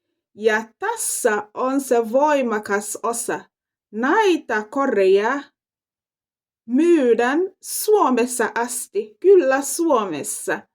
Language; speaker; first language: Finnish; non-native, fluent; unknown